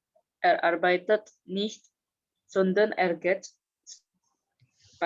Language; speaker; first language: German; non-native, learner; Indonesian